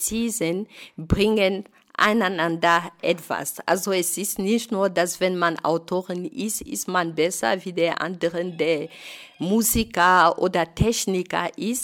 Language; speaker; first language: German; non-native, fluent; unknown